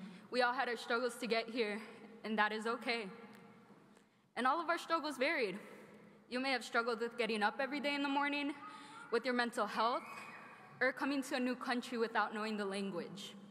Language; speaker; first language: English; early bilingual, other home language; Spanish